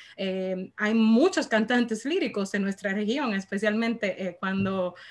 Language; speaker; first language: Spanish; native; Spanish